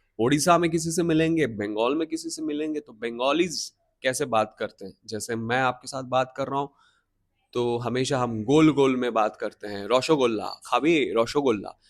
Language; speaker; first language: Hindi; non-native, local second language; Bangla